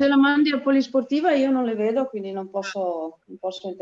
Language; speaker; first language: Italian; native; Italian